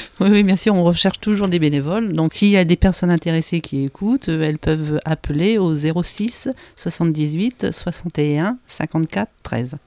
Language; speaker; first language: French; native; French